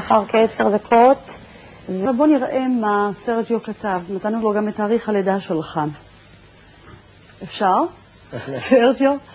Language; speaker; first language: Hebrew; native; Hebrew